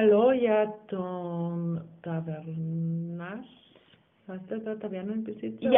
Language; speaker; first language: Greek; non-native, learner; German